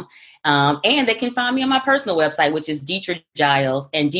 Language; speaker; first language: English; native; English